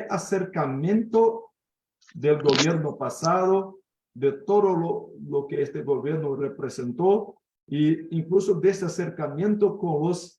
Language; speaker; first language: Spanish; non-native, fluent; Portuguese